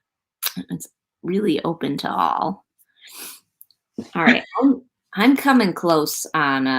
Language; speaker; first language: English; native; English